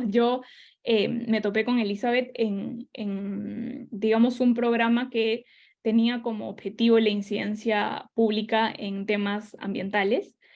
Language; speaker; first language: Spanish; native; Spanish